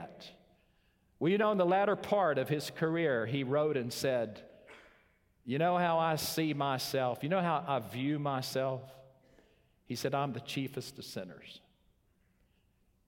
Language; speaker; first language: English; native; English